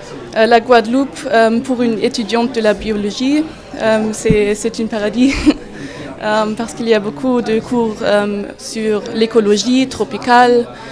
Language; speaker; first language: French; non-native, fluent; German